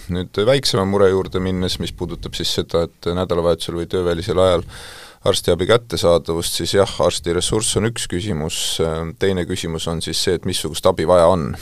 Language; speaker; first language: Estonian; non-native, local second language; Russian